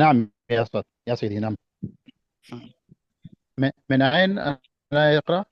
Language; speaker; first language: Arabic; non-native, learner; Urdu